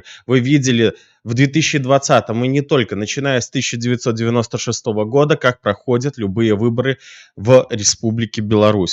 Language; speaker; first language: Russian; native; Russian